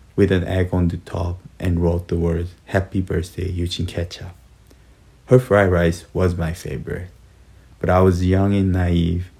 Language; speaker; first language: English; early bilingual, other home language; Korean